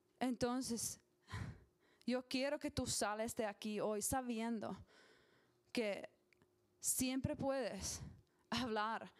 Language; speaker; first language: Spanish; non-native, learner; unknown